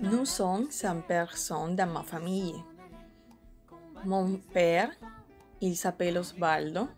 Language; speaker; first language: French; non-native, learner; Spanish